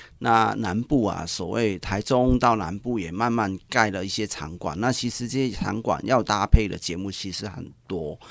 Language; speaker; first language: Chinese; non-native, local second language; Cantonese